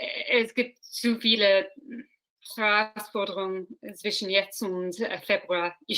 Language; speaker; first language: German; non-native, learner; English